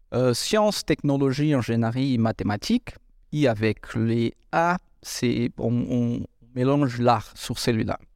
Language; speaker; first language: French; non-native, fluent; Portuguese